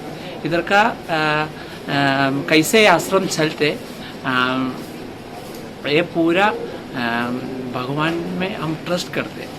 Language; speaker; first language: Hindi; non-native, local second language; Malayalam